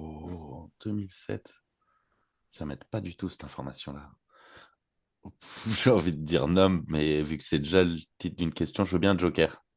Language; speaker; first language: French; native; French